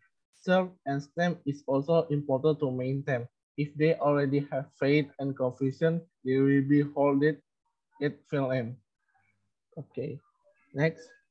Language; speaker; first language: English; non-native, learner; Indonesian